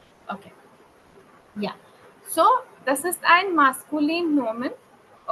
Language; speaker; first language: German; non-native, fluent; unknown